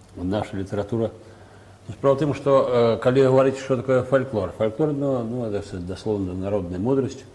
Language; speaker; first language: Belarusian; native; Belarusian